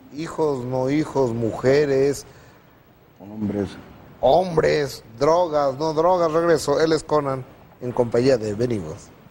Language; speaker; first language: Spanish; native; Spanish